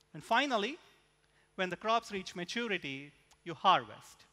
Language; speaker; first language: English; non-native, local second language; Tamil